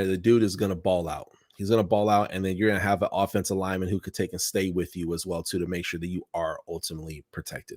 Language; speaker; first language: English; native; English